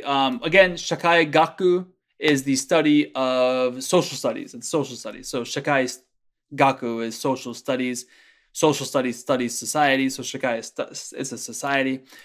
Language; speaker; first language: English; native; English